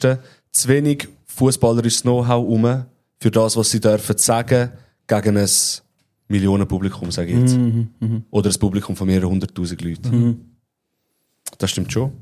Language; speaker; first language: German; native; German